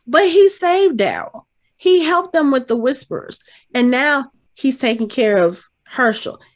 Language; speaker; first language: English; native; English